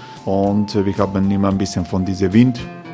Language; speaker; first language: German; non-native, learner; Croatian